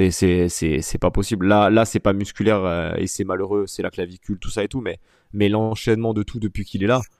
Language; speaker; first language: French; native; French